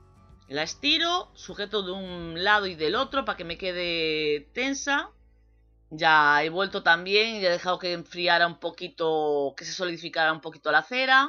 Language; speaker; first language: Spanish; native; Spanish